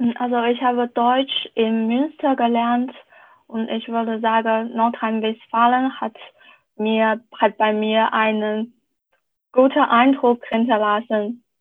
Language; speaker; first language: German; non-native, fluent; Chinese